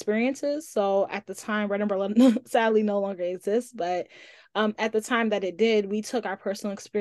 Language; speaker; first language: English; native; English